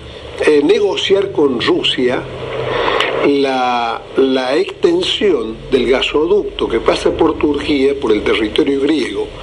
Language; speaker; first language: Spanish; native; Spanish